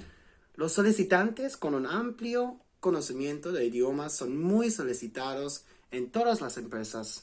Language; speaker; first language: Spanish; non-native, fluent; English